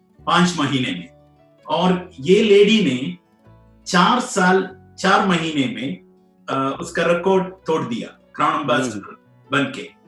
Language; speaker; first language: Hindi; non-native, local second language; Malayalam